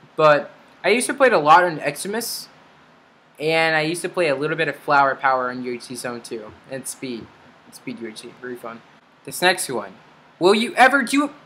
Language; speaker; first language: English; native; English